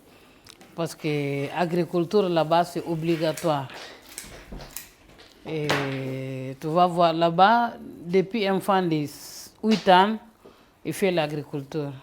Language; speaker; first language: French; non-native, learner; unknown